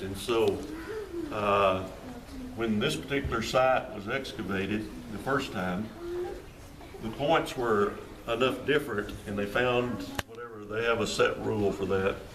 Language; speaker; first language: English; native; English